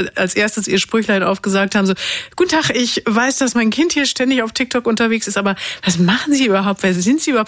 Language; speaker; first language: German; native; German